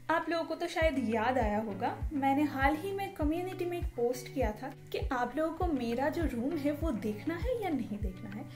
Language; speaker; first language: Hindi; non-native, local second language; Bangla